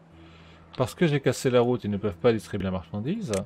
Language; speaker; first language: French; native; French